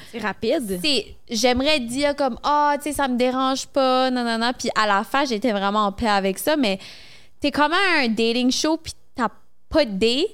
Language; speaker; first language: French; native; French